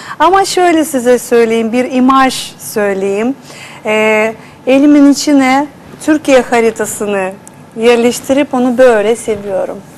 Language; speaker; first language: Turkish; non-native, fluent; Russian